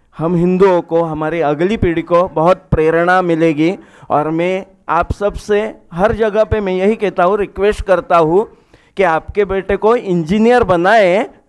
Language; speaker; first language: Hindi; non-native, local second language; Marathi